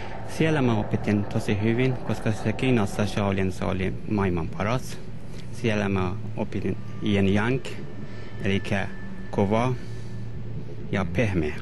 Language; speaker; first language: Finnish; non-native, learner; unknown